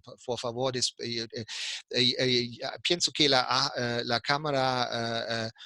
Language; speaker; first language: Spanish; non-native, fluent; German